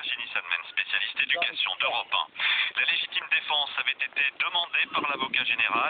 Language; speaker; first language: French; native; French